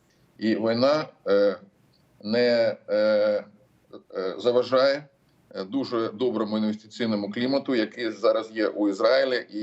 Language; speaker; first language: Ukrainian; non-native, local second language; Russian